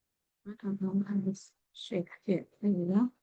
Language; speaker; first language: English; native; English